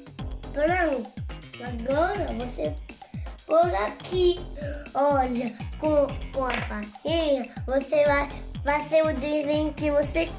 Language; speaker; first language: Portuguese; early bilingual, other home language; French